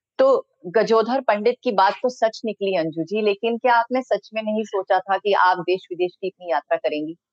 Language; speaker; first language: Hindi; native; Hindi